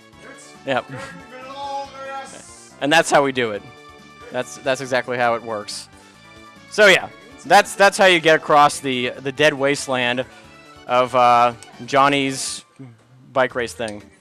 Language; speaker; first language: English; native; English